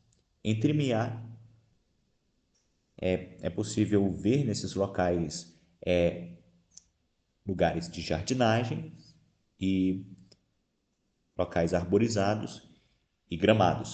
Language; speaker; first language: Portuguese; native; Portuguese